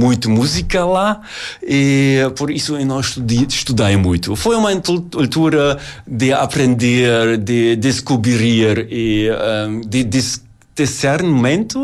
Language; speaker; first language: Portuguese; non-native, learner; German